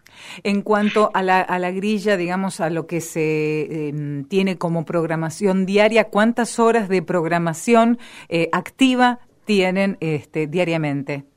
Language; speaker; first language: Spanish; native; Spanish